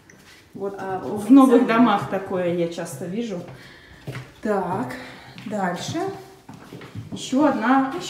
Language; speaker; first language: Russian; native; Russian